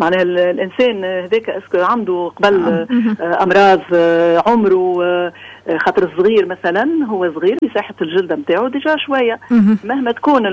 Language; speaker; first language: Arabic; native; Arabic